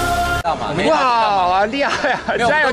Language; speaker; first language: Chinese; non-native, learner; Japanese